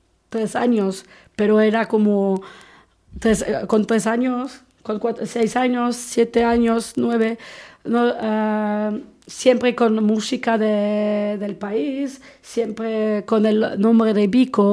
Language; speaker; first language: Spanish; non-native, fluent; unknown